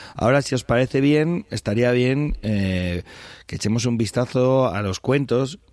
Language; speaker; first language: Spanish; native; Spanish